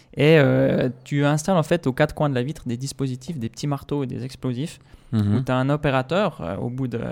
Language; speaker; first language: French; native; French